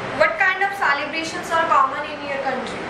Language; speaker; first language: English; non-native, local second language; Punjabi